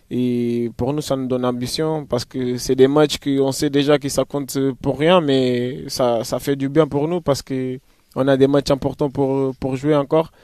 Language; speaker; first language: French; non-native, fluent; Portuguese